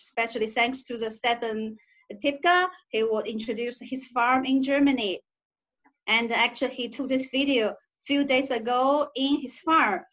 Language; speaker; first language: English; non-native, learner; Chinese